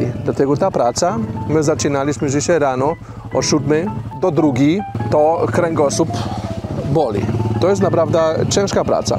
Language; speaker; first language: Polish; non-native, learner; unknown